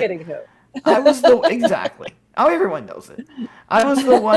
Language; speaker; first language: English; native; English